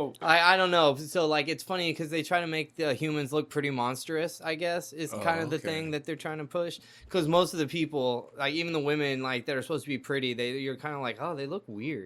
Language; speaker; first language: English; native; English